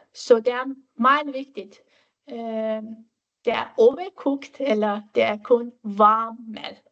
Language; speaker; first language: Danish; non-native, fluent; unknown